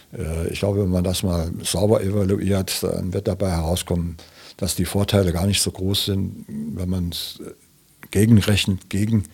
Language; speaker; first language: German; native; German